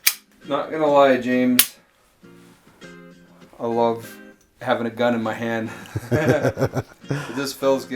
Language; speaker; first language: English; native; English